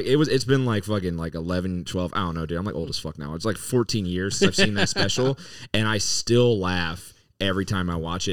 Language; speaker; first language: English; native; English